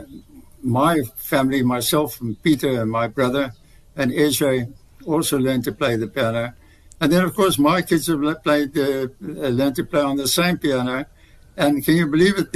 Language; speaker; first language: English; native; English